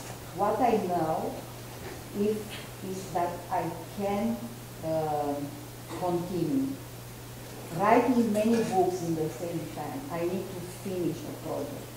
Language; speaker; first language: English; non-native, fluent; Romanian